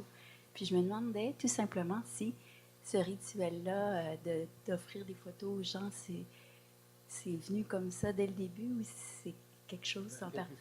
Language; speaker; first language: French; native; French